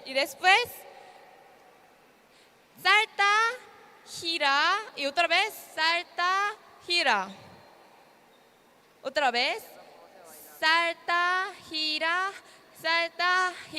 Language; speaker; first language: Spanish; non-native, learner; Korean